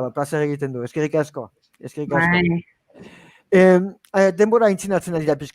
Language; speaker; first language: Basque; native; Basque